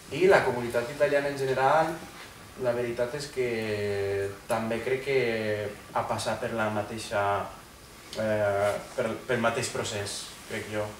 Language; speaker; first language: Catalan; non-native, fluent; Italian